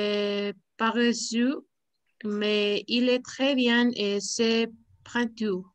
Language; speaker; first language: French; non-native, learner; Spanish